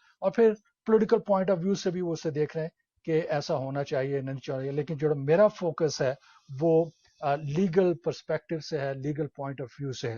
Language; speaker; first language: Urdu; native; Urdu